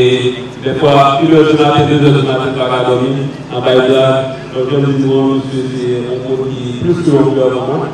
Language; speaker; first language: French; non-native, local second language; Haitian Creole